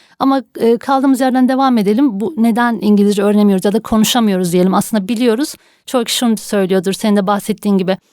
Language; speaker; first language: Turkish; native; Turkish